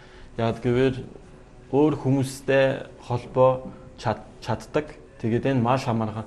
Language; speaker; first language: Mongolian; non-native, learner; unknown